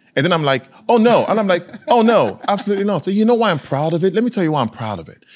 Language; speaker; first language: English; non-native, local second language; Yoruba